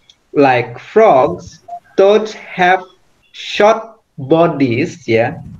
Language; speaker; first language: English; non-native, fluent; Indonesian